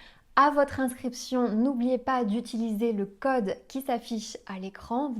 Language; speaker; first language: French; native; French